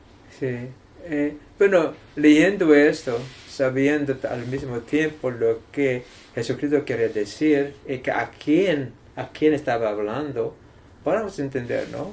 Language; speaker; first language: Spanish; non-native, learner; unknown